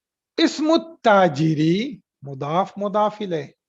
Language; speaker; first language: Arabic; non-native, fluent; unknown